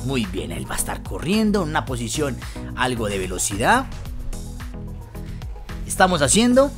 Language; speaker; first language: Spanish; native; Spanish